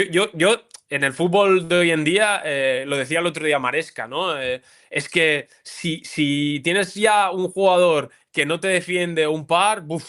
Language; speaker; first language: Spanish; native; Spanish